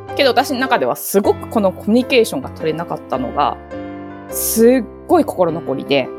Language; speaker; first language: Japanese; native; Japanese